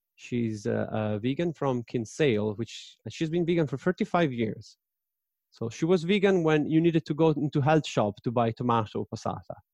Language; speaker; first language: English; non-native, fluent; Italian